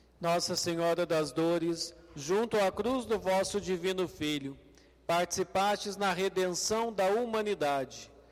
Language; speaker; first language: Portuguese; native; Portuguese